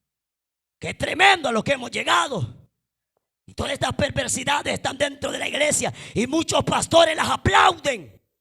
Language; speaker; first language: Spanish; native; Spanish